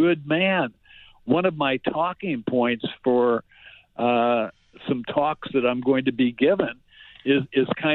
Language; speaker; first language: English; native; English